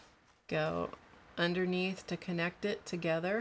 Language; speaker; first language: English; native; English